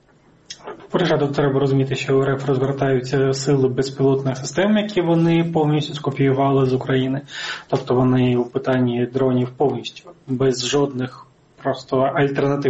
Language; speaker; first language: Ukrainian; native; Ukrainian